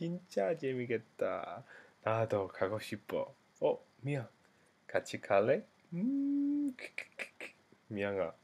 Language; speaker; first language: Korean; non-native, learner; English